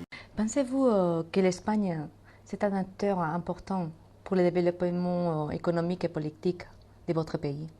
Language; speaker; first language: French; non-native, fluent; Spanish